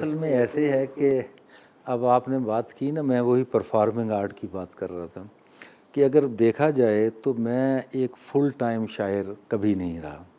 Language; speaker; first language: Urdu; non-native, local second language; Punjabi